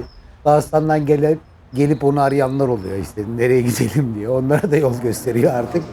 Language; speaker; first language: Turkish; native; Turkish